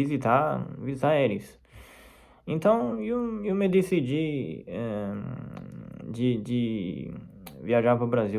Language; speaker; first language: Portuguese; non-native, fluent; Chinese